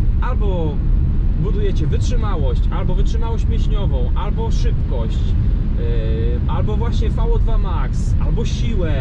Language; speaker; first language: Polish; native; Polish